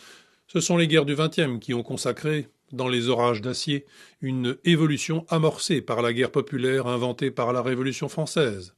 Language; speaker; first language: French; native; French